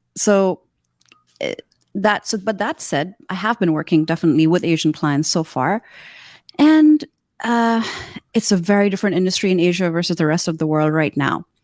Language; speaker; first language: English; non-native, local second language; Urdu